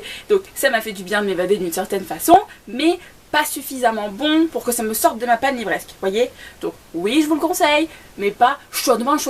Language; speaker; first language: French; native; French